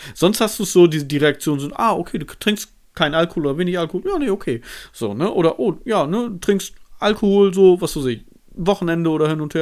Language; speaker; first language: German; native; German